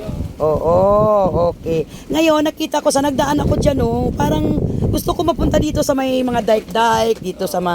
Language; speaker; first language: Filipino; non-native, local second language; Hiligaynon